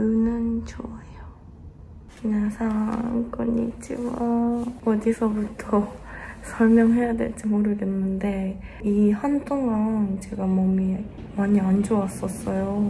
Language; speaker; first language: Korean; non-native, fluent; Japanese